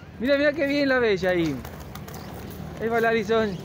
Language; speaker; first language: Spanish; native; Spanish